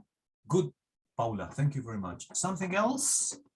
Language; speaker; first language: English; non-native, fluent; Spanish